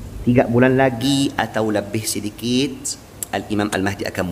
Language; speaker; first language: Indonesian; non-native, fluent; Arabic